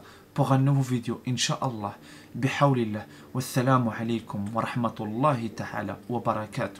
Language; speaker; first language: French; non-native, learner; Arabic